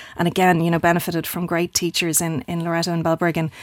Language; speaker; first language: English; native; English